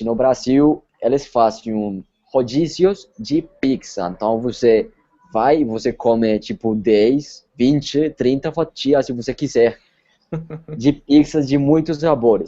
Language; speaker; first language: Portuguese; non-native, fluent; Spanish